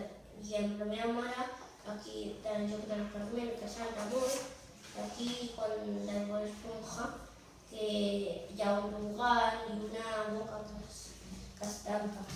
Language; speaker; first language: Catalan; non-native, local second language; Spanish